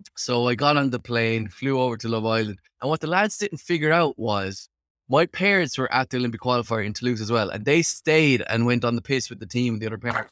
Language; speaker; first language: English; native; English